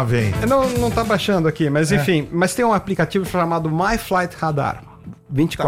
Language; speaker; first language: Portuguese; native; Portuguese